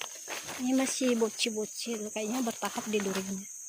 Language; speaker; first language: Indonesian; native; Indonesian